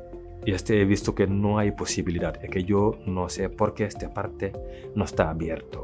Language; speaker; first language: Spanish; non-native, fluent; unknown